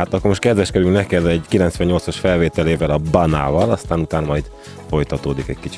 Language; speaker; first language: Hungarian; native; Hungarian